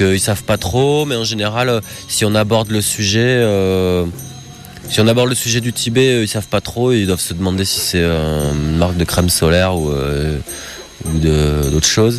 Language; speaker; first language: French; native; French